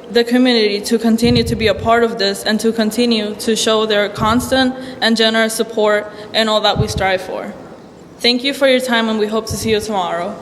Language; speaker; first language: English; early bilingual, other home language; Spanish